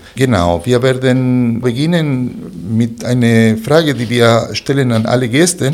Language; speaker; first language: German; non-native, fluent; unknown